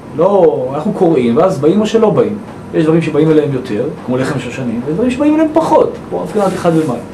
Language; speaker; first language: Hebrew; native; Hebrew